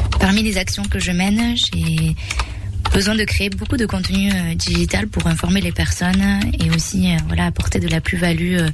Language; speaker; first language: French; early bilingual, other home language; Spanish